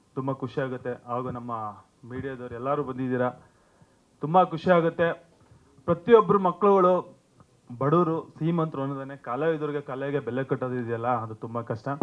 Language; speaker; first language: Kannada; native; Kannada